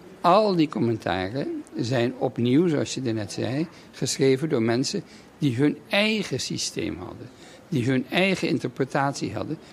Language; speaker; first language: Dutch; native; Dutch